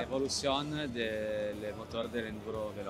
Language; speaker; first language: French; non-native, learner; Italian